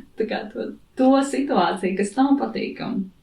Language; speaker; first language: Latvian; native; Latvian